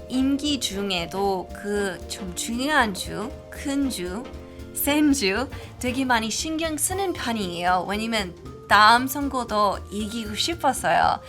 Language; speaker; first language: Korean; non-native, fluent; English